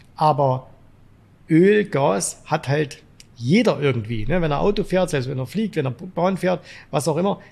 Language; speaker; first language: German; native; German